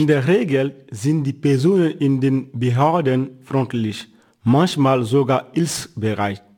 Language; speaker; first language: German; non-native, fluent; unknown